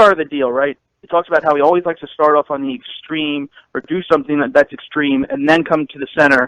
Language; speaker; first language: English; native; English